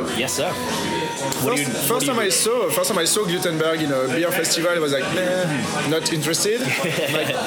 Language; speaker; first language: English; non-native, fluent; French